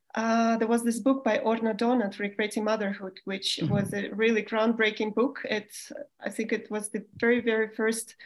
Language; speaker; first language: English; non-native, fluent; Russian